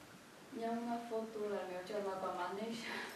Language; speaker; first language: Catalan; early bilingual, other home language; Chinese